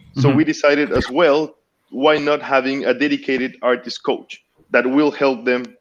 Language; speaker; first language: English; non-native, fluent; Spanish